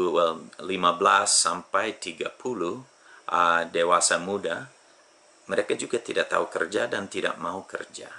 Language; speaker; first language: Indonesian; non-native, fluent; English